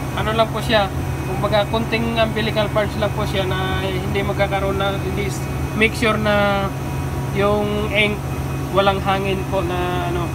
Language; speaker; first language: Filipino; non-native, local second language; Cebuano